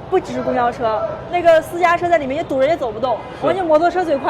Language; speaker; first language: Chinese; native; Chinese